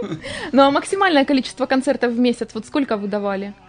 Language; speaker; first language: Russian; native; Russian